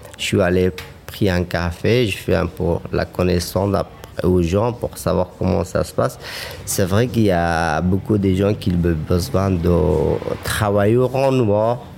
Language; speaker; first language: French; non-native, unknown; Persian